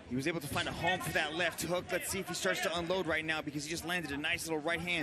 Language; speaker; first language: English; native; English